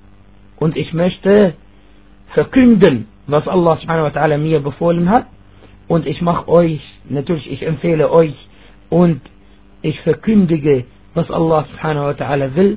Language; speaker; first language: German; non-native, fluent; Arabic